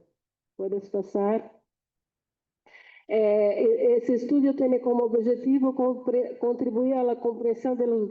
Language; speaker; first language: Portuguese; non-native, fluent; Spanish